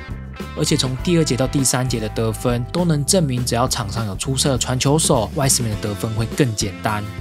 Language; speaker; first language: Chinese; native; Chinese